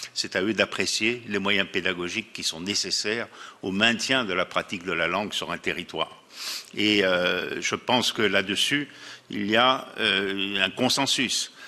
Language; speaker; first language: French; native; French